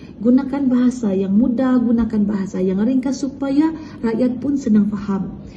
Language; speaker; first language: Malay; native; Malay